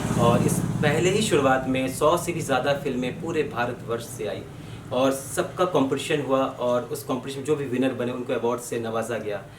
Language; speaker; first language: Hindi; non-native, local second language; Bangla